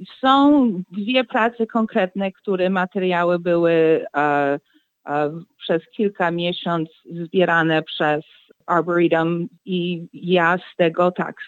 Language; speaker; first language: Polish; early bilingual, heritage; Polish